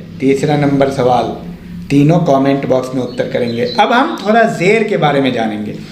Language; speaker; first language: Hindi; native; Hindi